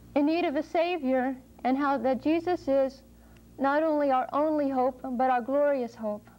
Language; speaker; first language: English; native; English